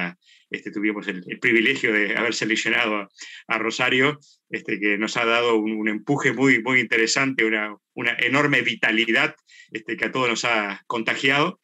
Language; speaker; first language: Spanish; native; Spanish